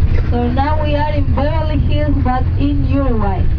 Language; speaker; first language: English; non-native, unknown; Spanish